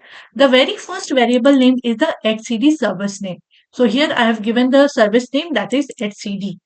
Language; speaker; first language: English; non-native, local second language; Hindi